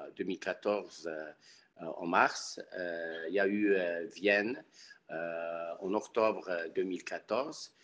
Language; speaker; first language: French; non-native, local second language; Arabic